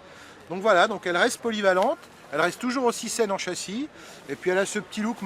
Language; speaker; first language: French; native; French